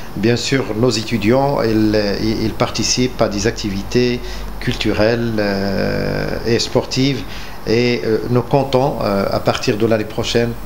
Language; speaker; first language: French; non-native, local second language; Arabic